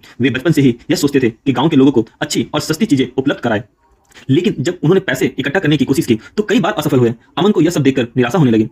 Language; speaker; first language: Hindi; native; Hindi